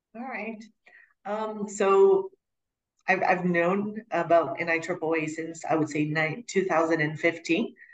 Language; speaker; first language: English; non-native, fluent; Portuguese